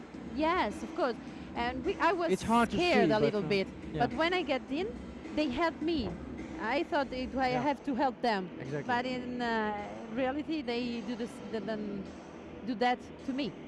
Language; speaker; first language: English; non-native, fluent; Italian